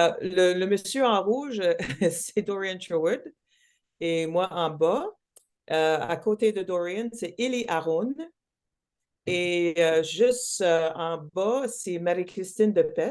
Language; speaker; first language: French; non-native, local second language; English